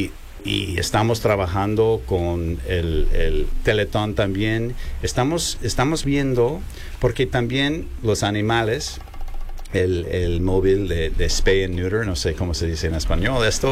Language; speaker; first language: Spanish; non-native, fluent; English